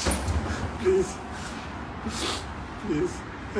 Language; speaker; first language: English; non-native, learner; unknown